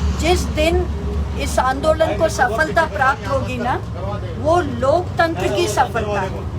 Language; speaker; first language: Hindi; non-native, local second language; Telugu